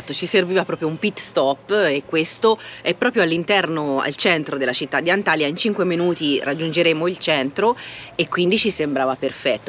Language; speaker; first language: Italian; native; Italian